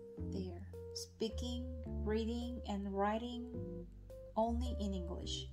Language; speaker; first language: English; non-native, learner; Korean